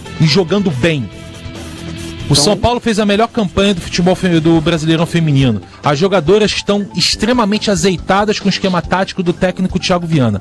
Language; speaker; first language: Portuguese; native; Portuguese